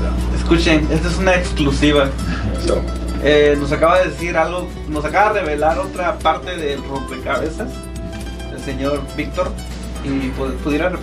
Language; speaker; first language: Spanish; native; Spanish